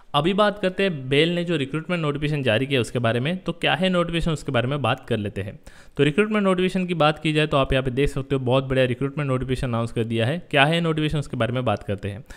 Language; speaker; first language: Hindi; native; Hindi